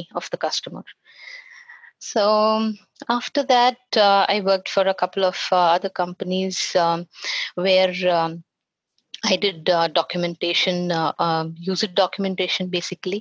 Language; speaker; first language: English; non-native, local second language; Kannada